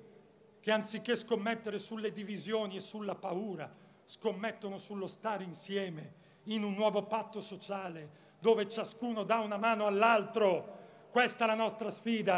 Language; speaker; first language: Italian; native; Italian